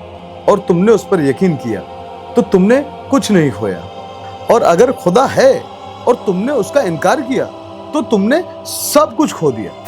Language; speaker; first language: Hindi; native; Hindi